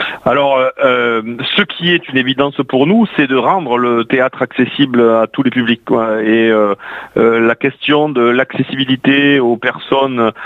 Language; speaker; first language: French; native; French